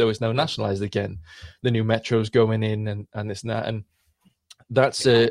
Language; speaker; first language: English; native; English